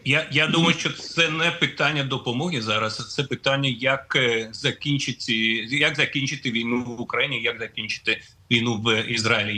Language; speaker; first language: Ukrainian; non-native, fluent; Russian